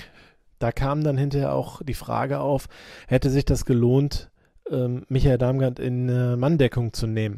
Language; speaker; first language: German; native; German